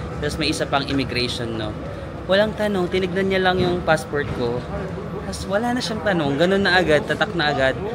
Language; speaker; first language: Filipino; non-native, local second language; Waray